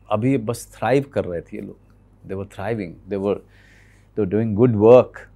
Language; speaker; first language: Hindi; native; Hindi